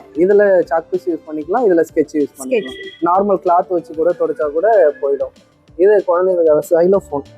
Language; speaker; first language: Tamil; native; Tamil